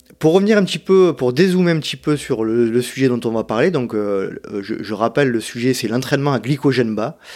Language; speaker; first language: French; native; French